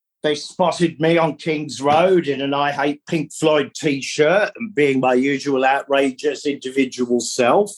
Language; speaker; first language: English; native; English